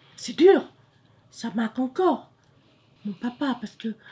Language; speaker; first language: French; non-native, fluent; Khmer